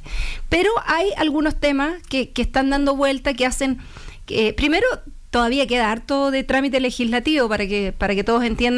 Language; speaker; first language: Spanish; native; Spanish